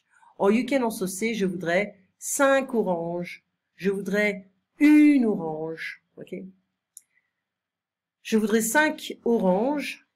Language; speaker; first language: French; non-native, fluent; English